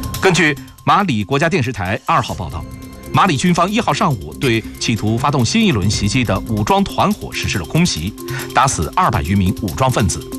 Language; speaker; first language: Chinese; native; Chinese